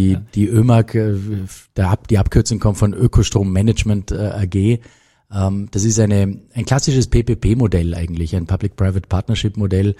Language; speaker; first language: German; native; German